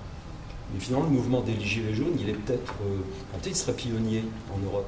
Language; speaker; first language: French; native; French